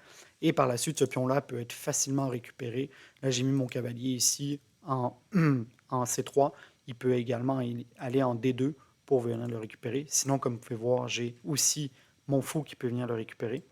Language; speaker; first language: French; native; French